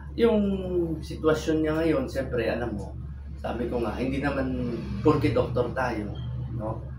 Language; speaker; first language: Filipino; non-native, local second language; Iloko